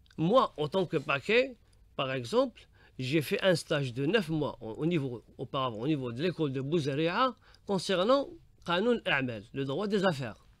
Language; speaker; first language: French; non-native, local second language; Arabic